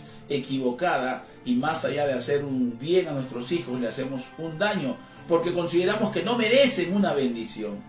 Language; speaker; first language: Spanish; native; Spanish